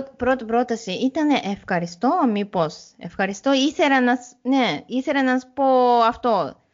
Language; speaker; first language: Greek; non-native, learner; Japanese